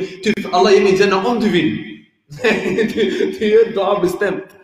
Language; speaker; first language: Swedish; early bilingual, other home language; Arabic